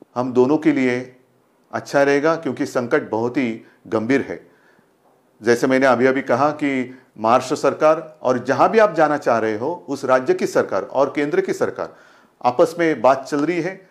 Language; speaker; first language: Hindi; non-native, local second language; Marathi